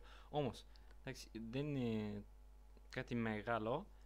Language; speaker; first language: Greek; non-native, learner; Bulgarian